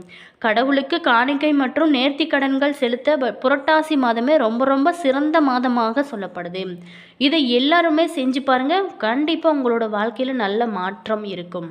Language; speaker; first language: Tamil; native; Tamil